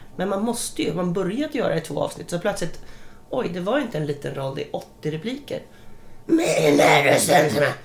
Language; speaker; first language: Swedish; native; Swedish